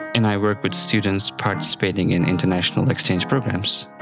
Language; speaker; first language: English; non-native, fluent; Turkish